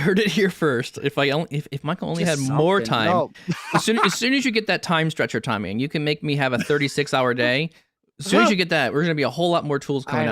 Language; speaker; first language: English; native; English